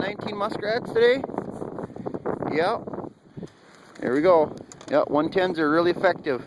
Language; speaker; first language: English; native; English